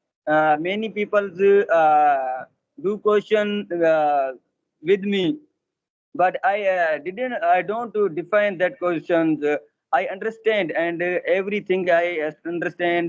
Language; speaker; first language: English; non-native, learner; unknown